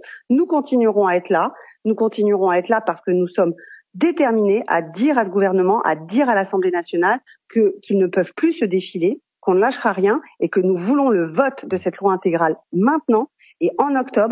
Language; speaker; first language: French; native; French